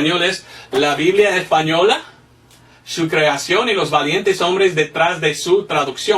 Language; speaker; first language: Spanish; non-native, fluent; English